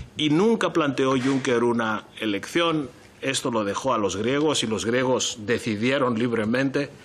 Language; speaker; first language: Spanish; non-native, fluent; Greek